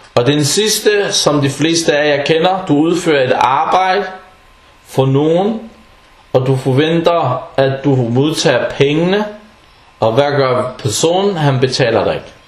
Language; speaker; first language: Danish; early bilingual, other home language; Arabic